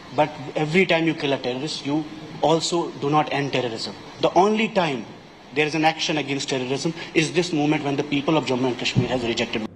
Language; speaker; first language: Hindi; non-native, local second language; Kashmiri